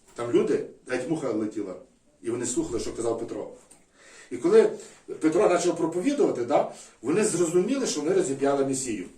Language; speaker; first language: Ukrainian; non-native, local second language; Russian